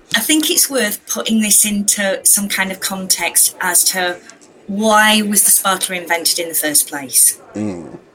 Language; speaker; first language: English; native; English